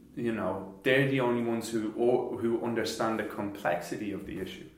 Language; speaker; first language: English; native; English